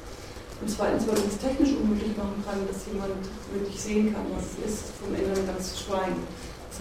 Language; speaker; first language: German; native; German